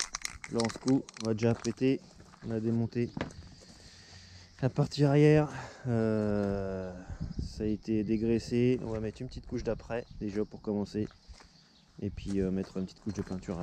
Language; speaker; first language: French; native; French